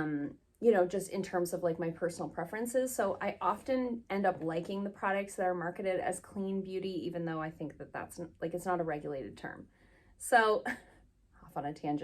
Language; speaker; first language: English; native; English